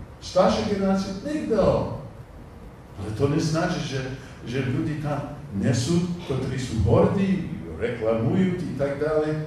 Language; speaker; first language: Polish; non-native, learner; English